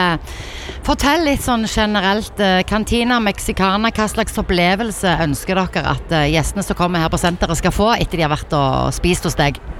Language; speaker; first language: Norwegian; native; Norwegian